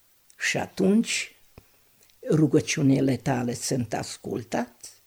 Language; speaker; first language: Romanian; non-native, local second language; Hungarian